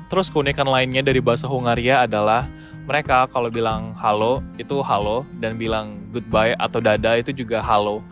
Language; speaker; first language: Indonesian; native; Indonesian